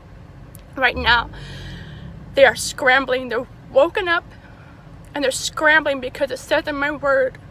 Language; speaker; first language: English; native; English